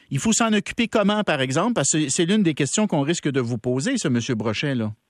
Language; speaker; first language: French; native; French